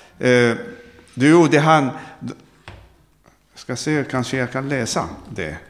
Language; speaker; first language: Swedish; non-native, fluent; Arabic